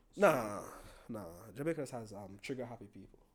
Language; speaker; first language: English; non-native, local second language; Jamaican Creole English